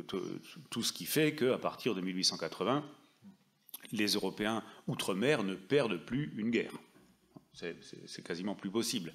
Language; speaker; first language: French; native; French